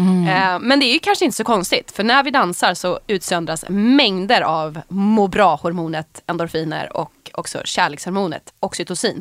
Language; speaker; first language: Swedish; native; Swedish